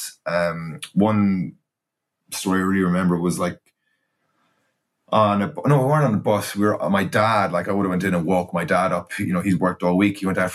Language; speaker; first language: English; native; English